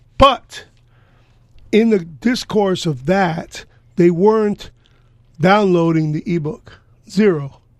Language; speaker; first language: English; early bilingual, other home language; Spanish